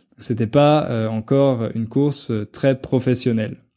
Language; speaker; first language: French; native; French